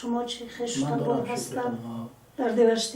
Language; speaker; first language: Persian; native; Persian